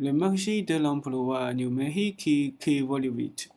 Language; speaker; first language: French; non-native, learner; Chinese